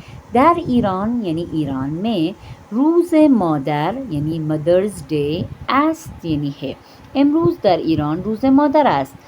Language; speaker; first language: Persian; non-native, fluent; Urdu